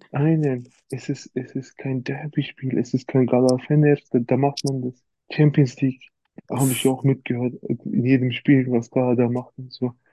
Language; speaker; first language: German; early bilingual, other home language; Turkish